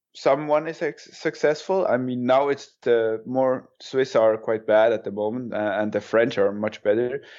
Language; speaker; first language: English; non-native, fluent; German